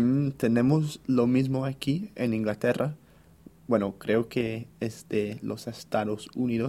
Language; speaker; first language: Spanish; non-native, fluent; English